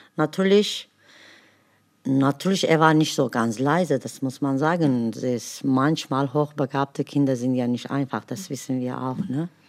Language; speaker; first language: German; non-native, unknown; Kurdish